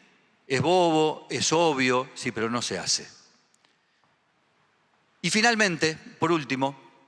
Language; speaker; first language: Spanish; native; Spanish